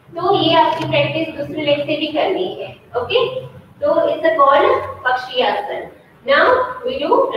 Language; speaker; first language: Hindi; non-native, local second language; Gujarati